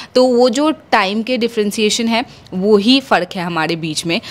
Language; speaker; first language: Hindi; non-native, local second language; Bangla